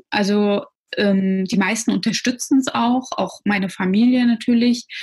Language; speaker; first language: German; early bilingual, other home language; Russian